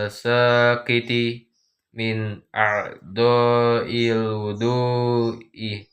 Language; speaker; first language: Arabic; non-native, learner; Indonesian